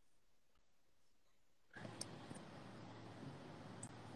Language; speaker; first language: English; non-native, local second language; Igbo